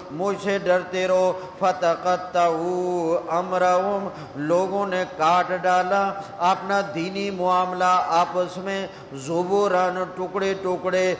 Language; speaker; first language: Urdu; non-native, local second language; Punjabi